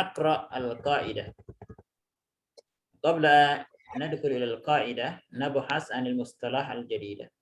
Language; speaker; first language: Arabic; non-native, fluent; Indonesian